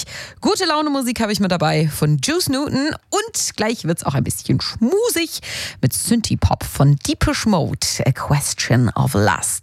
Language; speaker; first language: German; native; German